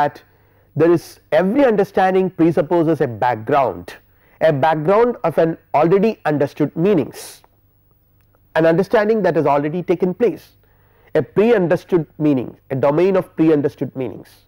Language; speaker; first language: English; non-native, local second language; Malayalam